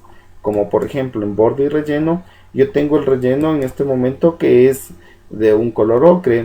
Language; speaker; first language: Spanish; native; Spanish